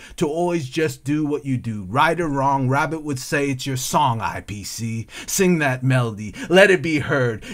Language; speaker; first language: English; native; English